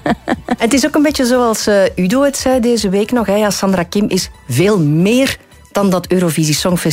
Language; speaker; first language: Dutch; native; Dutch